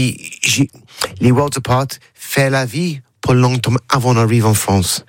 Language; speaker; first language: French; non-native, learner; English